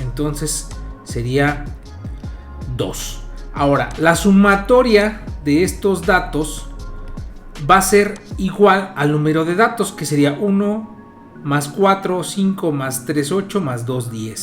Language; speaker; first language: Spanish; native; Spanish